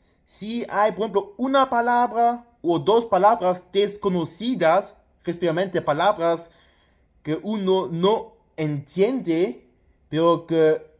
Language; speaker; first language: Spanish; non-native, fluent; Luxembourgish